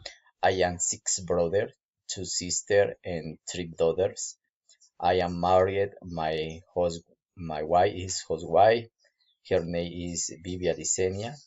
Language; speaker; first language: English; non-native, learner; Spanish